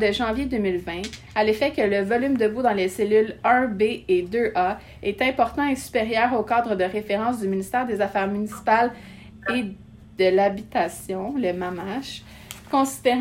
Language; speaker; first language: French; native; French